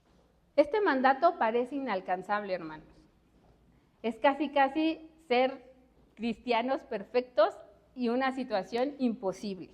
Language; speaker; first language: Spanish; native; Spanish